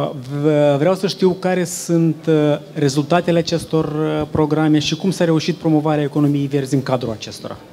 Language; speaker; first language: Romanian; native; Romanian